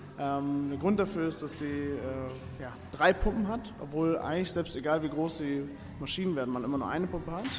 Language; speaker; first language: German; native; German